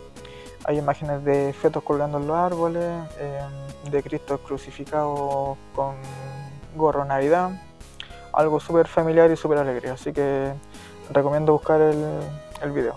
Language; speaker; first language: Spanish; native; Spanish